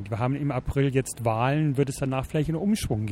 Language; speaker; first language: German; native; German